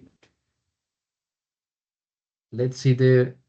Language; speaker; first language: English; non-native, fluent; Spanish